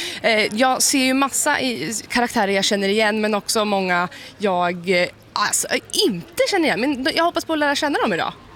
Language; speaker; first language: Swedish; native; Swedish